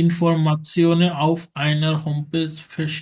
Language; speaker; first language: German; non-native, learner; Bangla